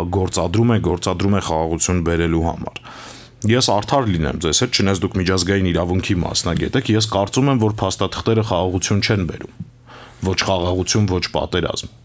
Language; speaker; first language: Armenian; native; Armenian